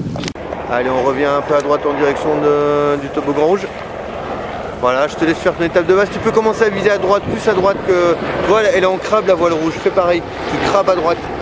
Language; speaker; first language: French; native; French